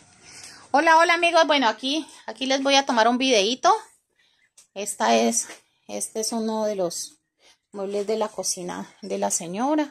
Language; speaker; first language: Spanish; native; Spanish